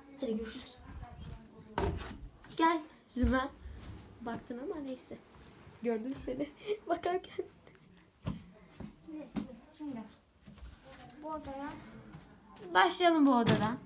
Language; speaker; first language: Turkish; native; Turkish